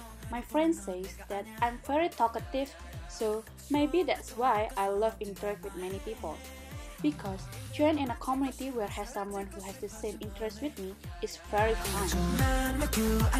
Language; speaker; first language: English; non-native, learner; Indonesian